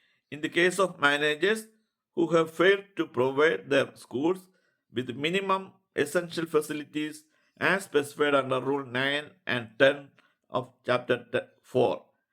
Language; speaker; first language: English; non-native, local second language; Malayalam